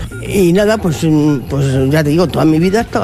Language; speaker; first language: Spanish; native; Spanish